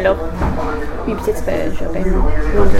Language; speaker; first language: French; non-native, learner; English